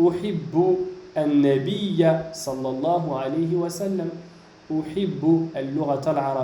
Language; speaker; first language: Arabic; non-native, fluent; French